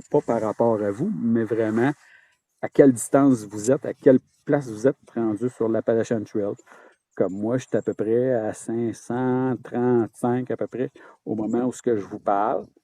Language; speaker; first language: French; native; French